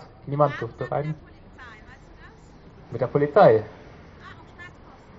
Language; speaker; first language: German; native; German